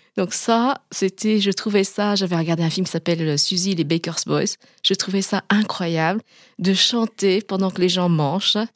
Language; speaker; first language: French; early bilingual, other home language; Vietnamese